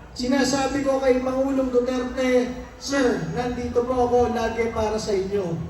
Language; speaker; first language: Filipino; native; Filipino